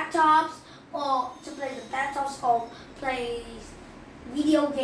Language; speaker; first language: English; non-native, learner; Vietnamese